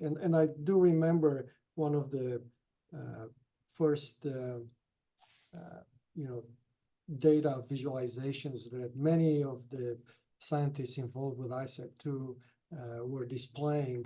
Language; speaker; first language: English; non-native, fluent; Romanian